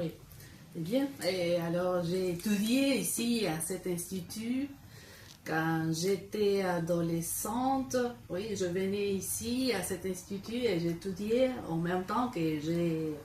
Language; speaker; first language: French; non-native, fluent; Spanish